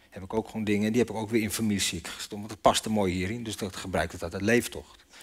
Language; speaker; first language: Dutch; native; Dutch